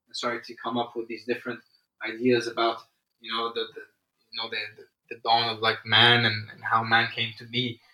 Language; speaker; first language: English; non-native, fluent; Arabic